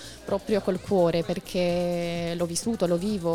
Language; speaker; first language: Italian; early bilingual, other home language; Romanian